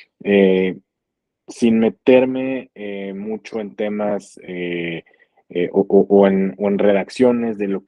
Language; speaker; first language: Spanish; native; Spanish